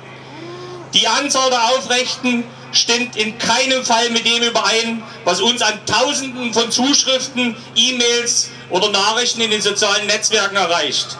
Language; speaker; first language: German; native; German